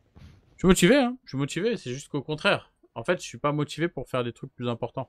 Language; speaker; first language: French; native; French